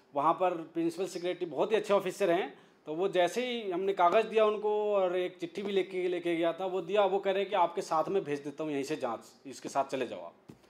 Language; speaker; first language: Hindi; native; Hindi